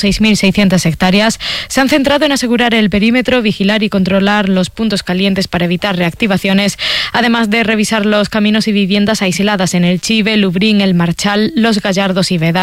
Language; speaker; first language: Spanish; native; Spanish